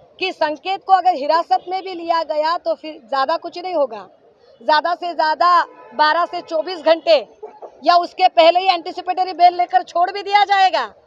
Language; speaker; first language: Hindi; native; Hindi